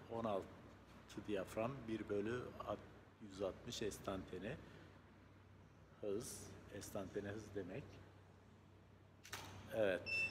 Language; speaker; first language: Turkish; native; Turkish